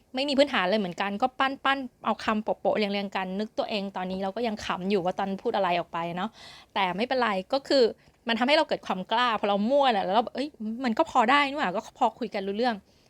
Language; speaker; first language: Thai; native; Thai